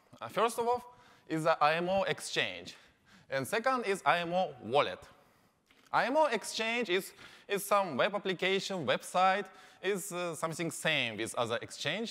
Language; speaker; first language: English; non-native, learner; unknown